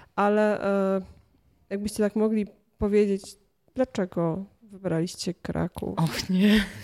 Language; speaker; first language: Polish; native; Polish